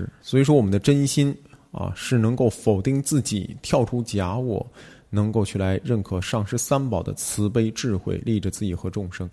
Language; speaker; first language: Chinese; native; Chinese